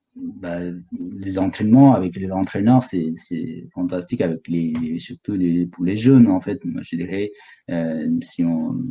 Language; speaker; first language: French; non-native, fluent; Nepali